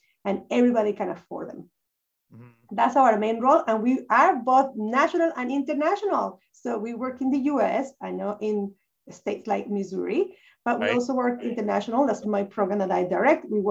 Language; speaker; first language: English; non-native, fluent; Spanish